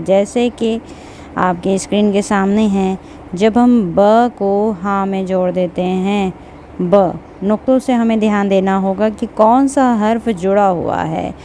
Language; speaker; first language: Hindi; native; Hindi